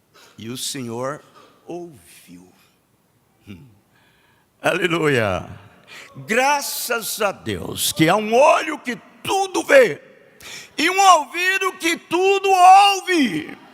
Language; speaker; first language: Portuguese; native; Portuguese